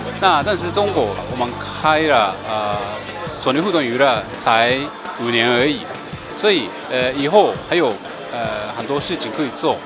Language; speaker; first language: Chinese; non-native, fluent; Japanese